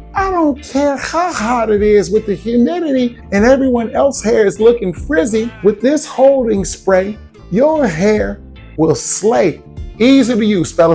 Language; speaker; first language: English; native; English